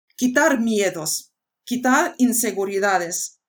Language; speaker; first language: Spanish; non-native, fluent; Swedish